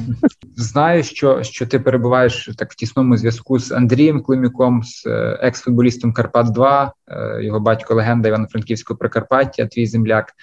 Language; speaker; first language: Ukrainian; native; Ukrainian